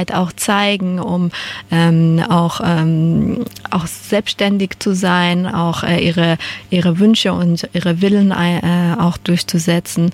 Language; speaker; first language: German; non-native, fluent; Persian